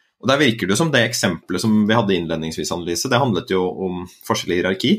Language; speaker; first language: Norwegian; native; Norwegian